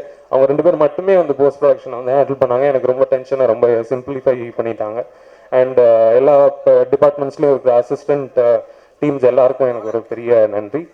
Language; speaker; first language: Tamil; native; Tamil